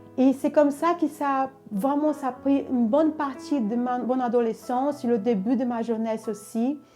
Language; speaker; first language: French; non-native, fluent; Portuguese